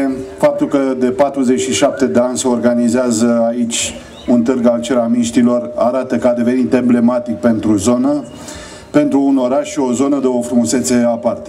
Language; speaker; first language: Romanian; native; Romanian